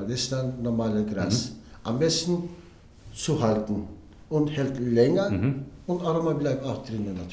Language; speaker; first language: German; non-native, learner; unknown